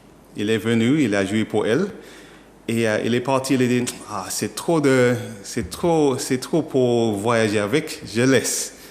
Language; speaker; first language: French; non-native, learner; English